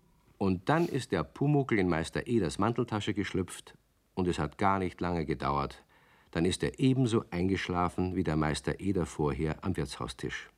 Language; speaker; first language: German; native; German